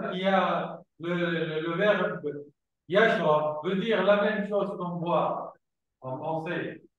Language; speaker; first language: French; non-native, fluent; Arabic